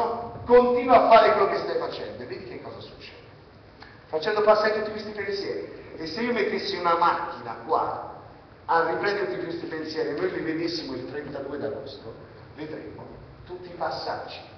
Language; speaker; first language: Italian; native; Italian